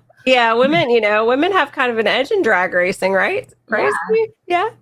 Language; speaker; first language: English; native; English